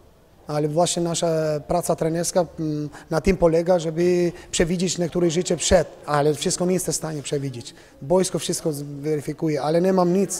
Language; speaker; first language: Polish; non-native, fluent; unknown